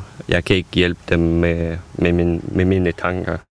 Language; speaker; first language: Danish; non-native, fluent; Ukrainian